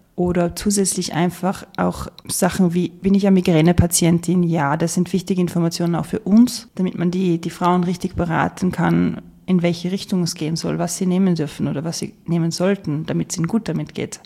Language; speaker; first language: German; native; German